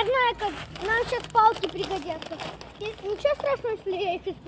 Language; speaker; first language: Russian; native; Russian